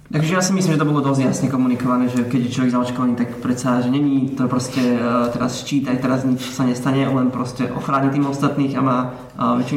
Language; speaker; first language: Slovak; native; Slovak